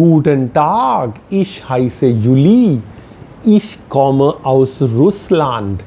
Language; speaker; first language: German; non-native, fluent; Hindi